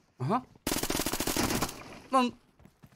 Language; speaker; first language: Turkish; native; Turkish